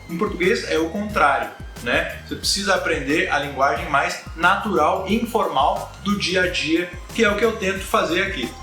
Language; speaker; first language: Portuguese; native; Portuguese